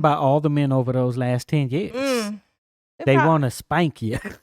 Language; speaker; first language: English; native; English